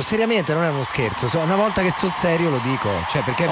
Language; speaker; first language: Italian; native; Italian